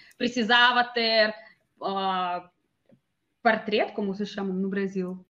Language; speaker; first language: Portuguese; non-native, learner; Russian